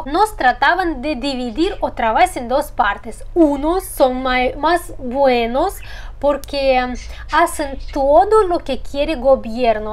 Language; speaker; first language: Spanish; non-native, fluent; Russian